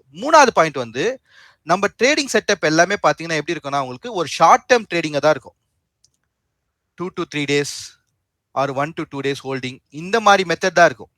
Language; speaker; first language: Tamil; native; Tamil